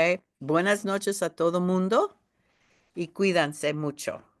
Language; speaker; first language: Spanish; early bilingual, heritage; Spanish